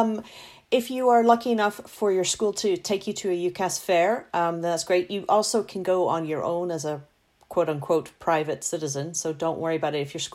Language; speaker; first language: English; native; English